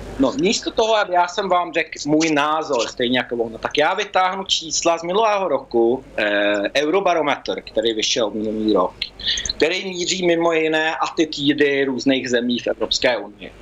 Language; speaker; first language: Czech; early bilingual, heritage; Czech